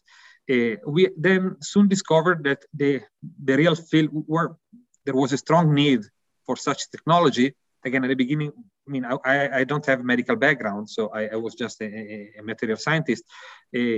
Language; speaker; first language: English; non-native, fluent; Italian